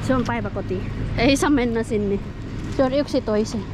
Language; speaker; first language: Finnish; non-native, learner; Filipino